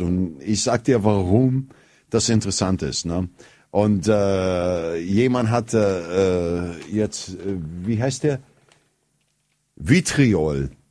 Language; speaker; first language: German; non-native, fluent; English